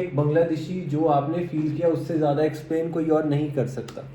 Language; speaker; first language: Hindi; native; Hindi